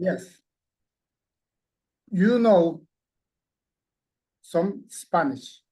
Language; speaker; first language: English; non-native, learner; Spanish